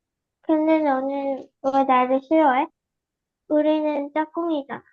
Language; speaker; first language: Korean; early bilingual, heritage; Korean